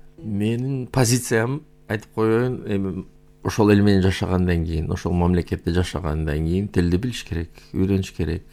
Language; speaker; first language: Kyrgyz; non-native, local second language; Uyghur